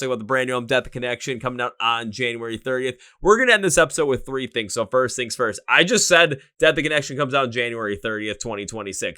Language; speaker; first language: English; native; English